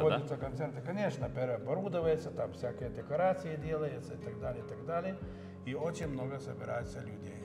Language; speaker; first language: Russian; non-native, local second language; Lithuanian